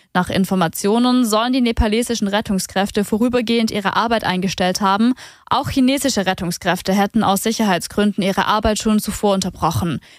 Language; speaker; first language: German; native; German